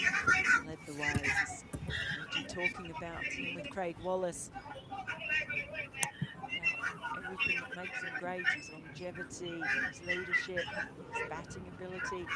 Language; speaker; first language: English; native; English